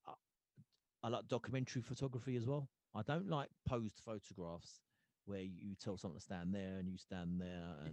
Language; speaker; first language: English; early bilingual, other home language; Punjabi